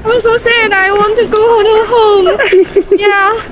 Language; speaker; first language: English; non-native, learner; Chinese